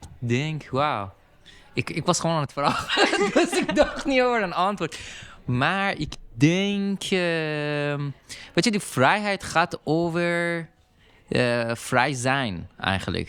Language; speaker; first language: Dutch; non-native, learner; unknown